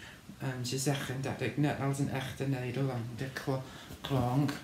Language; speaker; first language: Dutch; non-native, learner; English